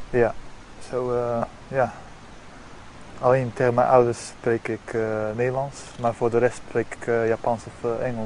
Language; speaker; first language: Dutch; early bilingual, heritage; Dutch